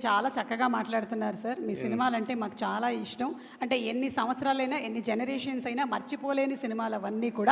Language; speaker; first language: Telugu; native; Telugu